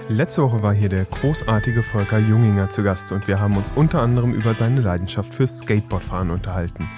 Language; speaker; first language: German; early bilingual, other home language; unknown